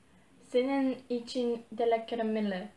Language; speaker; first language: Turkish; non-native, learner; Lithuanian